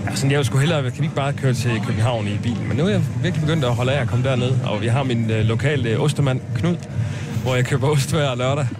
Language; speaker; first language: Danish; native; Danish